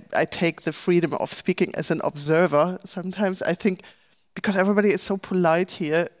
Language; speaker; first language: English; non-native, fluent; German